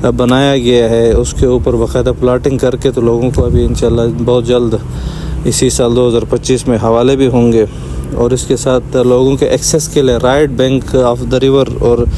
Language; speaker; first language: Urdu; non-native, local second language; Shina